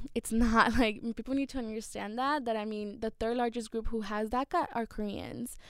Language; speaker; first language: English; early bilingual, other home language; Spanish